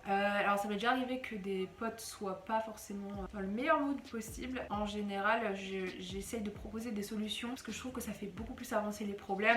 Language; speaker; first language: French; native; French